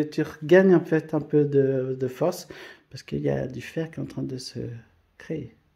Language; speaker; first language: French; native; French